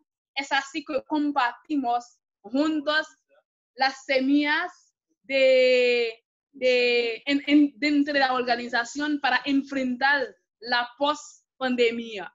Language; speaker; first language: Spanish; non-native, fluent; Haitian Creole